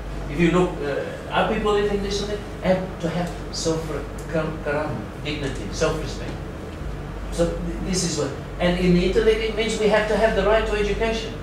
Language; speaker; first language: English; native; English